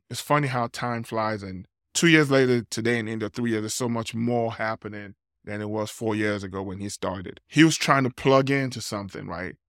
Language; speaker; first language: English; non-native, local second language; Yoruba